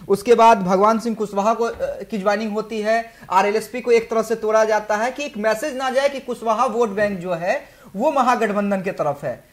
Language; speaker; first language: Hindi; native; Hindi